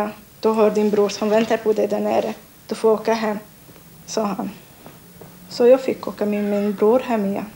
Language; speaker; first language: Swedish; non-native, learner; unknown